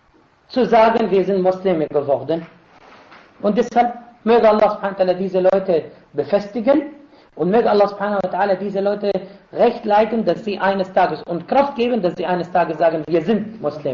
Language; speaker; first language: German; non-native, fluent; Arabic